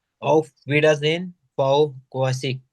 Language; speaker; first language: German; non-native, learner; Hindi